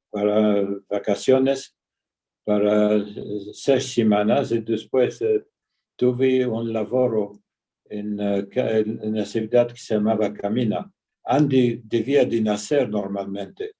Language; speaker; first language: Spanish; early bilingual, heritage; Ladino